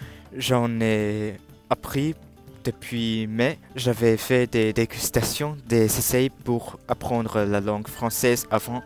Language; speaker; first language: French; non-native, learner; Cantonese